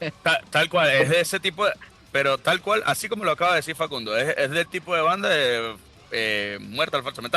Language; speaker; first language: Spanish; native; Spanish